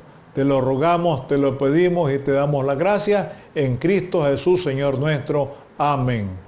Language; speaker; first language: Spanish; native; Spanish